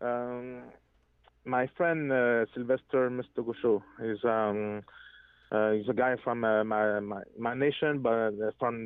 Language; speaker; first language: English; non-native, fluent; French